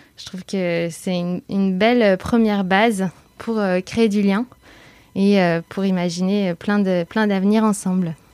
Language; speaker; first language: French; native; French